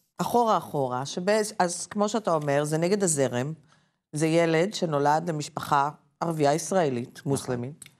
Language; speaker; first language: Hebrew; native; Hebrew